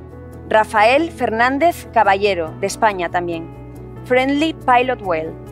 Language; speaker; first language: Spanish; native; Spanish